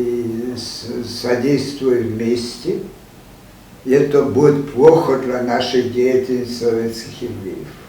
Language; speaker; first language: Russian; non-native, fluent; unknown